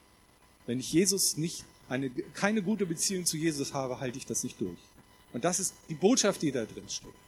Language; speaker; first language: German; native; German